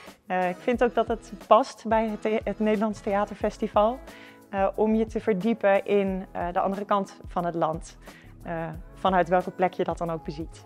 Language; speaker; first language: Dutch; native; Dutch